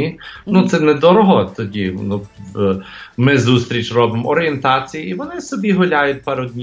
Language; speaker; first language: Ukrainian; early bilingual, heritage; English